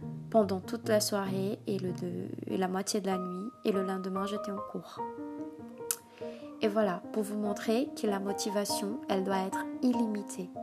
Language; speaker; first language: French; non-native, fluent; Portuguese